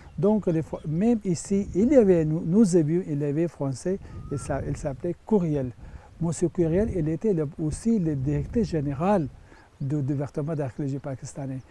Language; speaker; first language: French; non-native, fluent; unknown